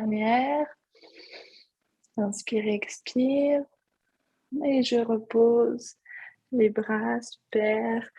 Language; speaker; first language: French; native; French